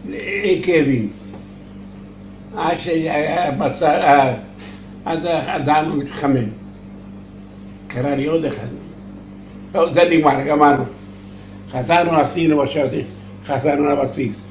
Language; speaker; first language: Hebrew; non-native, learner; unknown